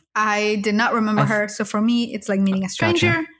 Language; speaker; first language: English; early bilingual, other home language; Spanish